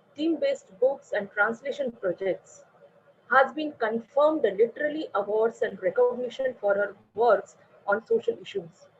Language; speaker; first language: English; non-native, local second language; Marathi